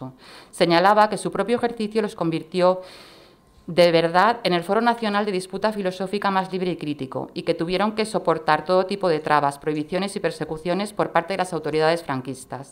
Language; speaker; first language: Spanish; native; Spanish